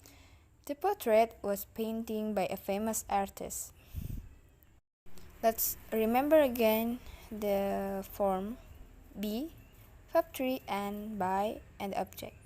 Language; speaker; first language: English; non-native, learner; Indonesian